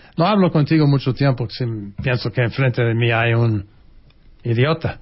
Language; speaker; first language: Spanish; non-native, fluent; English